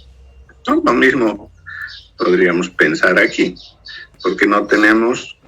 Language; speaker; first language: Spanish; native; Spanish